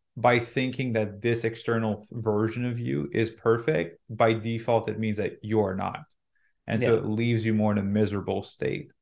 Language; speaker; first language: English; non-native, fluent; French